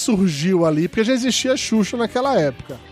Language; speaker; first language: Portuguese; native; Portuguese